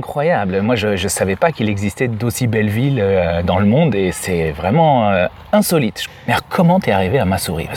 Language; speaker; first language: French; native; French